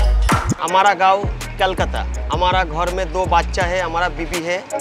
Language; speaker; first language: Hindi; non-native, local second language; Bangla